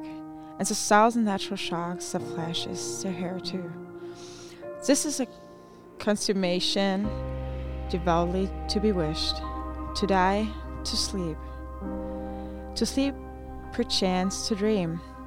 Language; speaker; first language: English; non-native, fluent; German